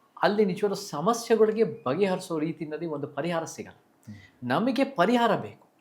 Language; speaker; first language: Kannada; early bilingual, heritage; Kannada